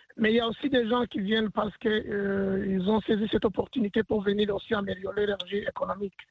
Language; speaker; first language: French; non-native, local second language; Rundi